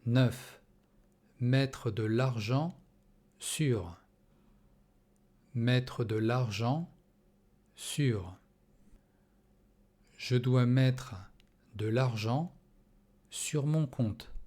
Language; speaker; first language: French; non-native, fluent; Russian